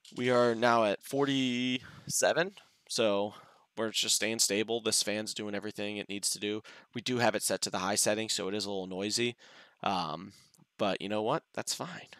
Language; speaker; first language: English; native; English